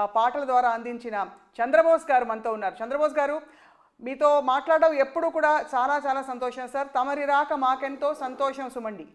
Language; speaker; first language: Telugu; native; Telugu